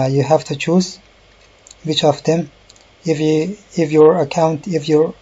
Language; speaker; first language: English; non-native, learner; Persian